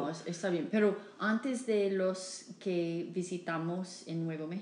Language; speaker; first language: Spanish; non-native, learner; English